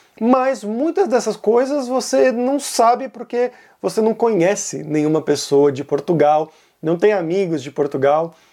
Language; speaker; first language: Portuguese; native; Portuguese